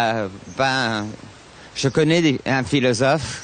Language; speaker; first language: French; non-native, fluent; English